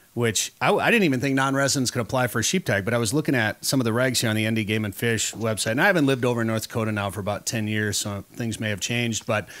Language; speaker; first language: English; native; English